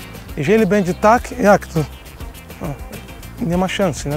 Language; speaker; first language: Polish; non-native, learner; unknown